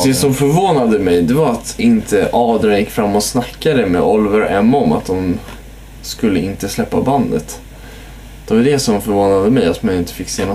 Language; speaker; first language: Swedish; native; Swedish